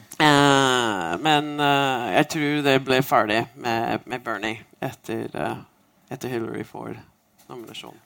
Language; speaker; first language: Norwegian; non-native, fluent; English